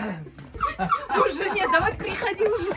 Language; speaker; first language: Russian; native; Russian